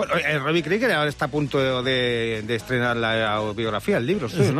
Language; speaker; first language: Spanish; native; Spanish